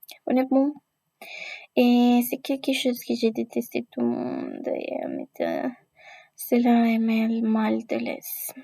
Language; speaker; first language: French; non-native, learner; Spanish